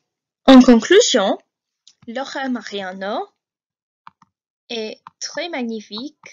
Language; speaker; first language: French; non-native, learner; English